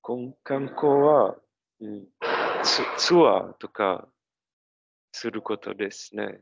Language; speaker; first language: Japanese; non-native, learner; Czech